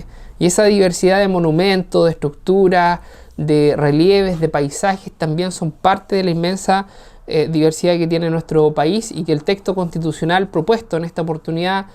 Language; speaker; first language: Spanish; native; Spanish